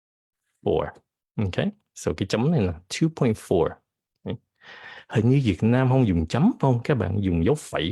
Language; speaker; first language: Vietnamese; early bilingual, heritage; Vietnamese